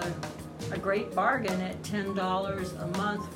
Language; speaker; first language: English; native; English